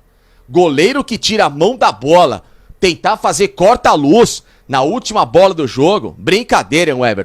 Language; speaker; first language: Portuguese; native; Portuguese